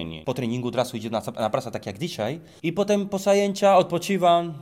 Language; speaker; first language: Polish; non-native, learner; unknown